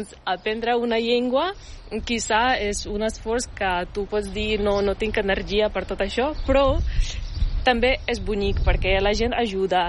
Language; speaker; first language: Catalan; non-native, fluent; Ukrainian